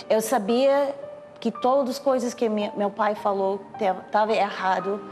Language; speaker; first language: Portuguese; non-native, learner; English